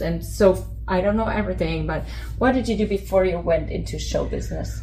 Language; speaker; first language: English; non-native, fluent; German